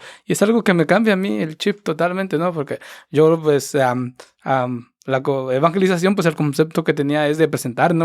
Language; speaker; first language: Spanish; native; Spanish